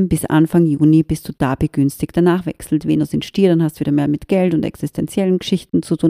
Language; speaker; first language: German; native; German